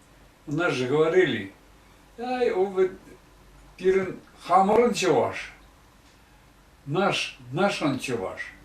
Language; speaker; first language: Russian; non-native, local second language; Tatar